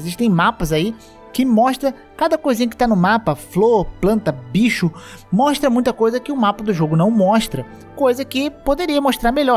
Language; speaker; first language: Portuguese; native; Portuguese